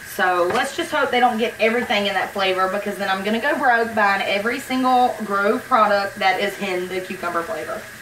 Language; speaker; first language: English; native; English